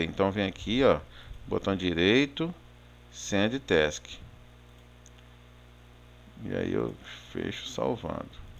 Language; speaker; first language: Portuguese; native; Portuguese